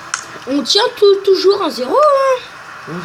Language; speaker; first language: French; native; French